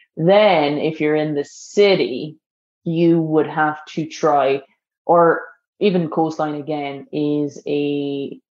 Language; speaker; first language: English; native; English